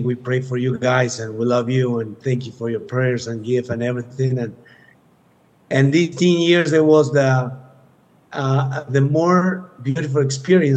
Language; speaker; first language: English; non-native, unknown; Spanish